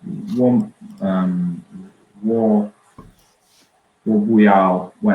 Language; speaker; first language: Chinese; non-native, learner; Swedish